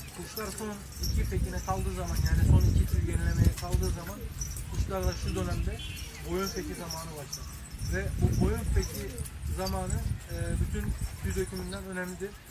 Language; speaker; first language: Turkish; native; Turkish